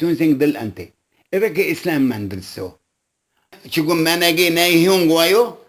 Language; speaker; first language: Korean; non-native, local second language; Arabic